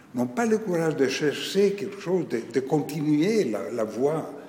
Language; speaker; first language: French; non-native, fluent; Greek